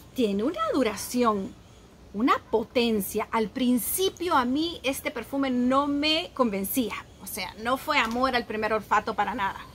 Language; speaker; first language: Spanish; native; Spanish